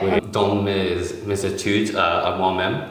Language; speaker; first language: French; non-native, learner; English